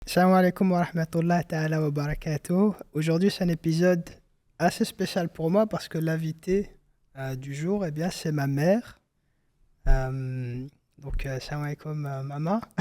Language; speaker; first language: French; early bilingual, other home language; Arabic